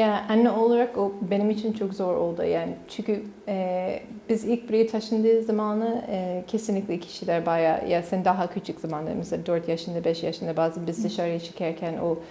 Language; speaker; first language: Turkish; non-native, learner; English